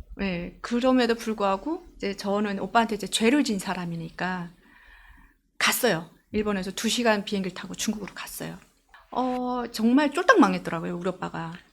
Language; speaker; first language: Korean; native; Korean